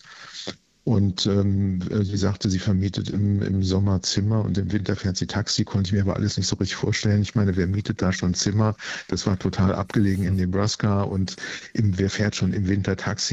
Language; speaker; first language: German; native; German